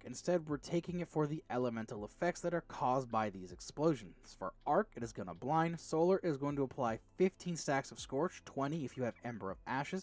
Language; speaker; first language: English; native; English